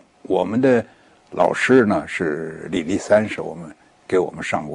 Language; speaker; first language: Chinese; native; Chinese